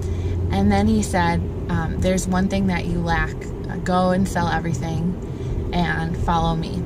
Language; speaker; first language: English; native; English